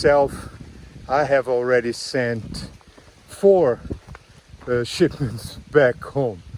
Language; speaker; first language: English; non-native, fluent; Portuguese